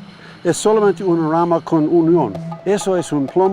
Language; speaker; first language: Spanish; non-native, fluent; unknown